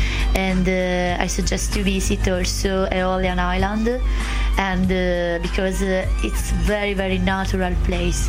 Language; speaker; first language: English; non-native, learner; Italian